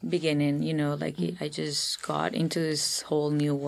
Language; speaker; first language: English; non-native, fluent; Spanish